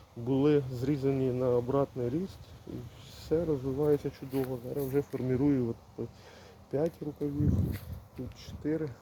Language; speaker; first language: Ukrainian; native; Ukrainian